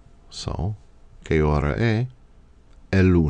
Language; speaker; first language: Italian; non-native, fluent; English